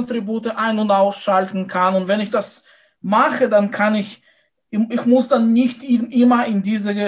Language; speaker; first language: German; non-native, fluent; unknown